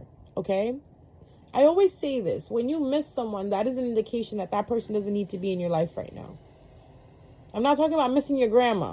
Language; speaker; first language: English; native; English